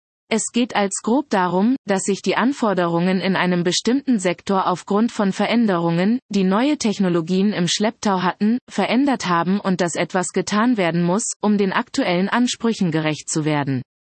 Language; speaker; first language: German; native; German